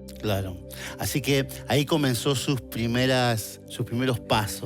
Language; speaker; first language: Spanish; native; Spanish